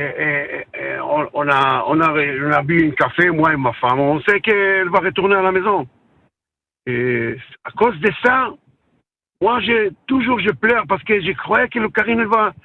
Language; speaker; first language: French; non-native, learner; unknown